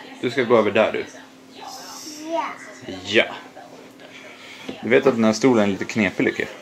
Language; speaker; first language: Swedish; native; Swedish